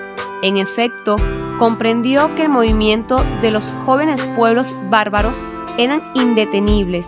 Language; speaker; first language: Spanish; native; Spanish